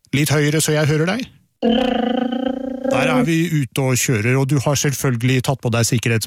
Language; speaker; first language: Norwegian; native; Norwegian